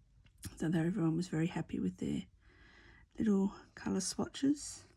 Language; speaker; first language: English; native; English